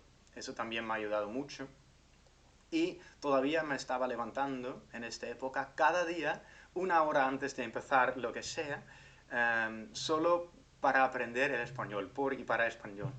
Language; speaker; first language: Spanish; non-native, fluent; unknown